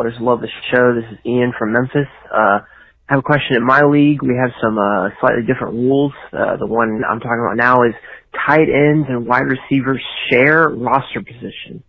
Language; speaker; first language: English; native; English